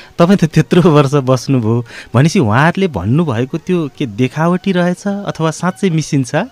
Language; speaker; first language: Nepali; native; Nepali